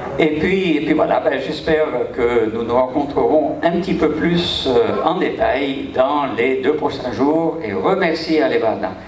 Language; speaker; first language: French; native; French